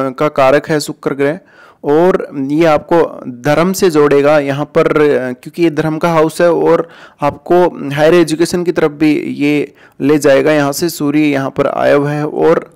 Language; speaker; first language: Hindi; native; Hindi